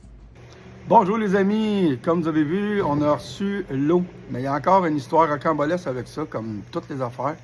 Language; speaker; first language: French; native; French